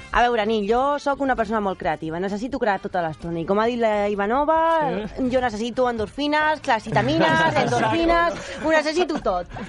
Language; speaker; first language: Catalan; non-native, local second language; Spanish